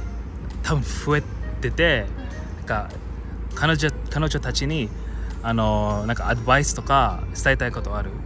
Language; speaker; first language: Japanese; non-native, fluent; English